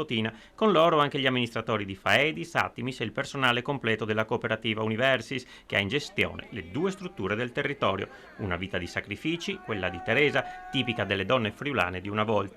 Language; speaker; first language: Italian; native; Italian